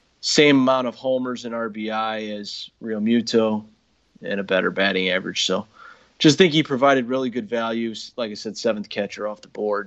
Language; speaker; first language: English; native; English